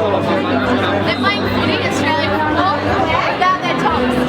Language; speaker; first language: English; non-native, fluent; Swedish